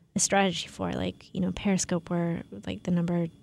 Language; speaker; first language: English; native; English